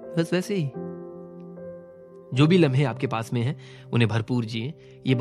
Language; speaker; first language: Hindi; native; Hindi